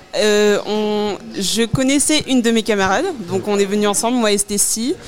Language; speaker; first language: French; native; French